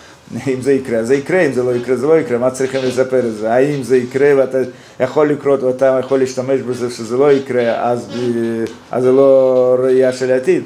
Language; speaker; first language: Hebrew; non-native, fluent; Russian